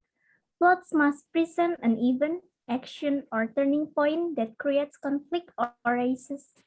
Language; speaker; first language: English; non-native, learner; Indonesian